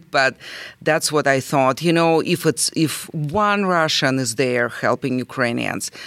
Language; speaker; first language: English; non-native, fluent; Russian